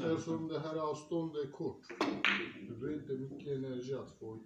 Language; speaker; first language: Swedish; non-native, fluent; Turkish